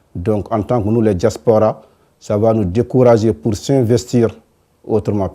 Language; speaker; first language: French; non-native, local second language; Wolof